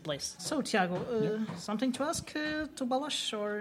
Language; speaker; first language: English; non-native, fluent; Portuguese